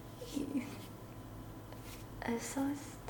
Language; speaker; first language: Spanish; non-native, learner; Chinese